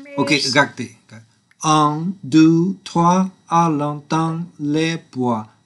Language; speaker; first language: French; non-native, learner; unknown